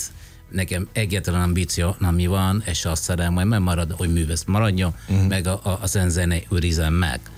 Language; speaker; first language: Hungarian; non-native, fluent; Italian